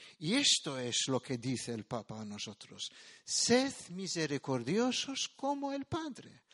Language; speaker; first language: Spanish; non-native, fluent; Maltese